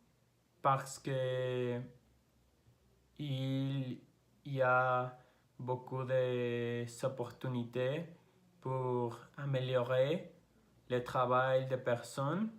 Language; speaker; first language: French; non-native, learner; Spanish